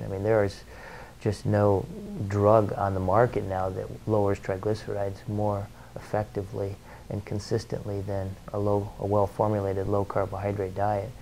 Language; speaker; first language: English; native; English